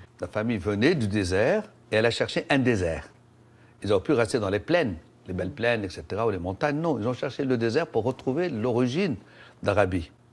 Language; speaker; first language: French; non-native, local second language; Arabic